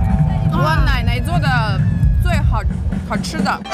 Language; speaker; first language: Chinese; non-native, learner; Russian